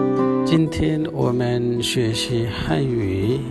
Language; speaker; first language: Chinese; non-native, fluent; Bangla